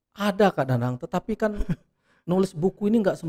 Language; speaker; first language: Indonesian; native; Indonesian